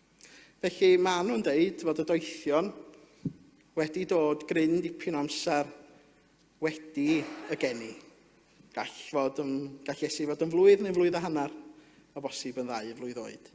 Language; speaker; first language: Welsh; native; Welsh